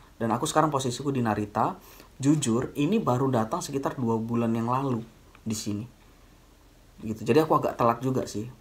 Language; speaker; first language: Indonesian; native; Indonesian